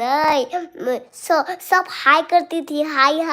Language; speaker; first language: Hindi; non-native, local second language; Kok Borok